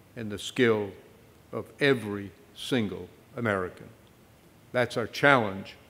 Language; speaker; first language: English; native; English